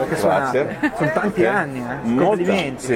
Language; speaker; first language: Italian; native; Italian